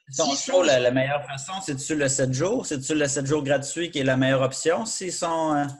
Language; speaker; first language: French; native; French